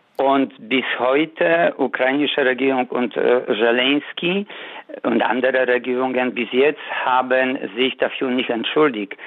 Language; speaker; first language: German; non-native, fluent; Polish